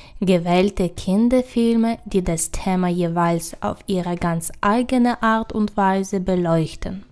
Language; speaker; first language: German; non-native, fluent; Ukrainian